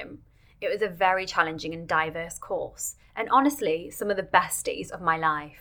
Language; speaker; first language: English; native; English